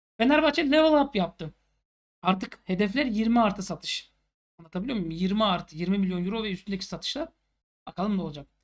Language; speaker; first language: Turkish; native; Turkish